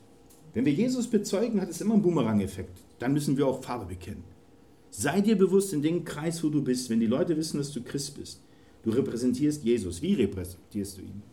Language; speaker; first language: German; native; German